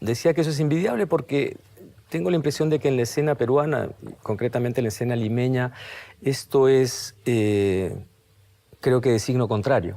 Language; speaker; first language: Spanish; native; Spanish